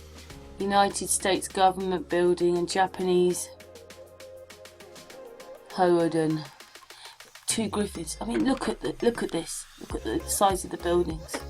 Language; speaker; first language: English; native; English